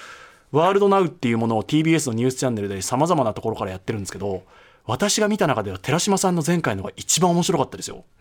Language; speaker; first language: Japanese; native; Japanese